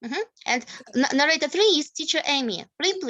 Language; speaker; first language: English; non-native, fluent; Russian